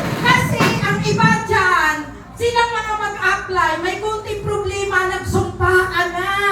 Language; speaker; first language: Filipino; non-native, local second language; Cebuano